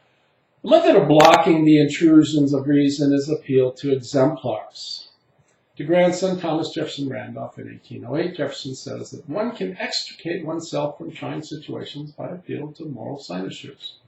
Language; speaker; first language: English; native; English